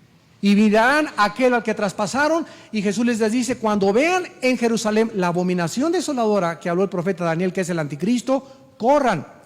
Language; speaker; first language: Spanish; native; Spanish